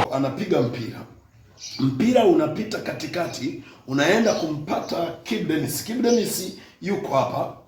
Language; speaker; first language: Swahili; native; Swahili